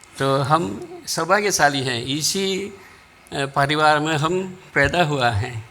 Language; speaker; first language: Hindi; non-native, fluent; Balinese